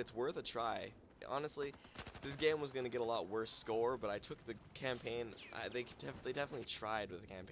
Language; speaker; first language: English; native; English